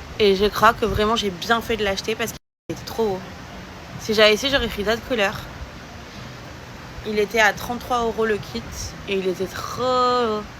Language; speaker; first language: French; native; French